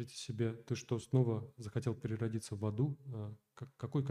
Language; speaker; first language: Russian; native; Russian